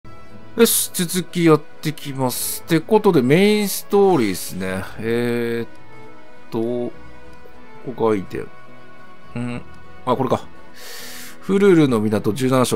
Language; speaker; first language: Japanese; native; Japanese